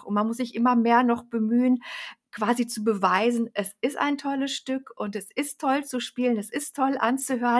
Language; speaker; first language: German; native; German